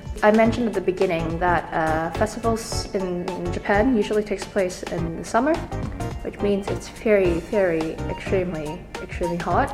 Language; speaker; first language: English; native; English